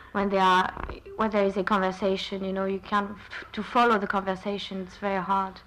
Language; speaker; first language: English; non-native, fluent; French